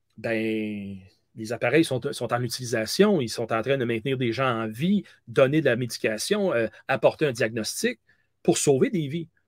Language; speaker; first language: French; native; French